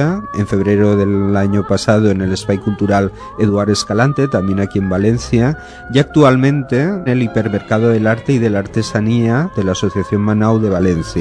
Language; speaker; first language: Spanish; native; Spanish